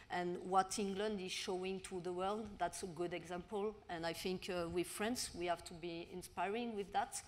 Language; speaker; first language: English; non-native, learner; French